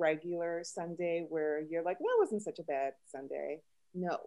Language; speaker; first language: English; early bilingual, other home language; Spanish